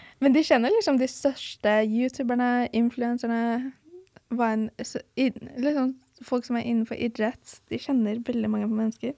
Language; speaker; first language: Norwegian; early bilingual, other home language; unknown